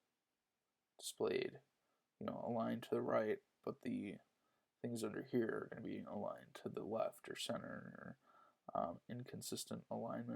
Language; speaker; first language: English; native; English